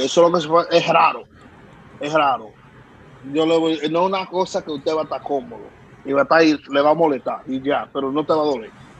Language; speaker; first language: Spanish; early bilingual, heritage; Spanish